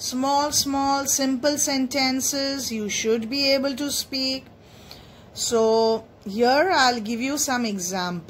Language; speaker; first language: English; non-native, local second language; Hindi